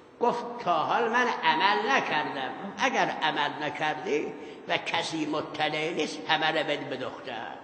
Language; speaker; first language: Persian; non-native, local second language; Azerbaijani